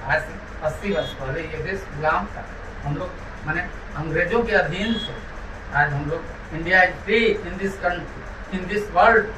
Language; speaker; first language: Hindi; native; Hindi